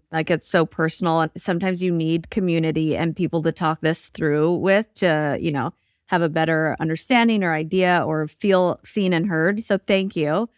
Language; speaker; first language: English; native; English